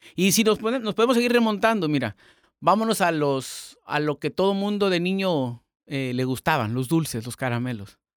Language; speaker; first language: Spanish; native; Spanish